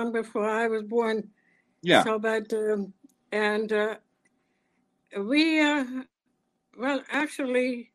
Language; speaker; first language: English; non-native, fluent; German